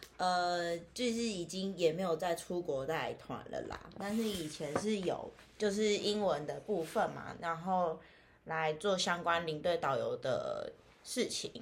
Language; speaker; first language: Chinese; native; Chinese